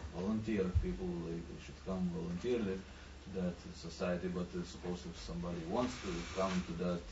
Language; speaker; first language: English; non-native, fluent; Lithuanian